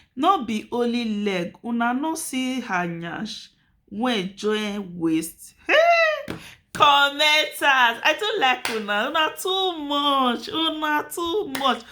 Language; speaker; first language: Nigerian Pidgin; native; Nigerian Pidgin